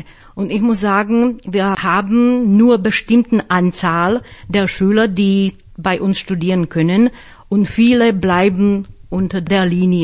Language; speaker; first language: German; non-native, fluent; Slovak